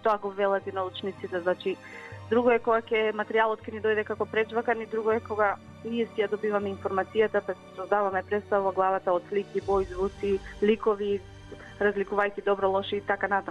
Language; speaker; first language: Macedonian; native; Macedonian